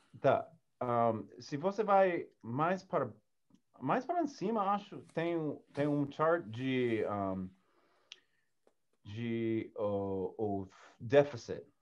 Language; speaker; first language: Portuguese; non-native, learner; English